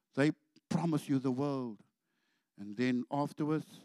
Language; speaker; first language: English; non-native, local second language; Afrikaans